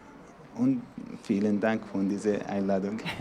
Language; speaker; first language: German; non-native, learner; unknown